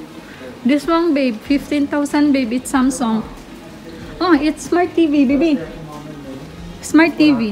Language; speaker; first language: English; non-native, learner; Filipino